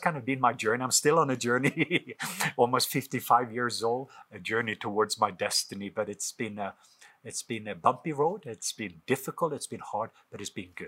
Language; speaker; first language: English; non-native, fluent; Norwegian